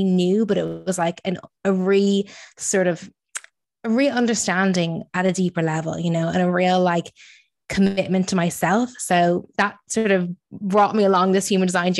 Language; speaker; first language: English; native; English